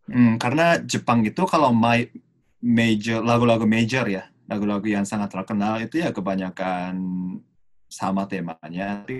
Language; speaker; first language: Indonesian; non-native, fluent; Japanese